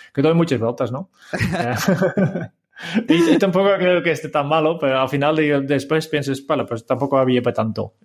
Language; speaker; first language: Spanish; non-native, fluent; Dutch